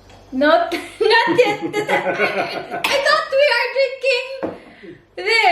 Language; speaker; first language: English; non-native, learner; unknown